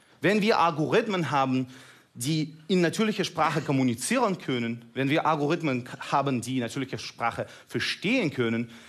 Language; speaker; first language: German; non-native, fluent; Russian